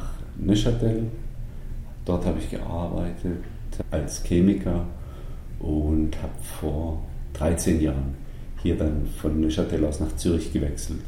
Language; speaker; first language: German; native; German